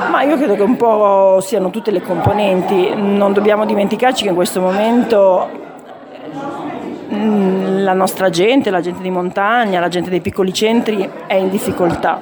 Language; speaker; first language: Italian; native; Italian